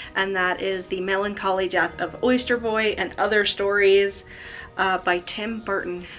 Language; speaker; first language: English; native; English